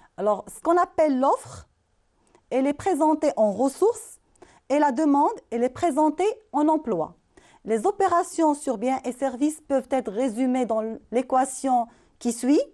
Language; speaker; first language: French; non-native, local second language; Arabic